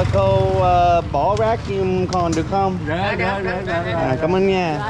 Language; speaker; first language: Vietnamese; non-native, learner; English